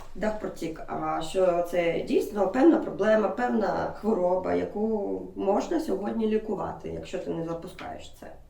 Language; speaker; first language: Ukrainian; non-native, local second language; Russian